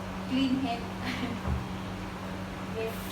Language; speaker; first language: English; non-native, learner; Vietnamese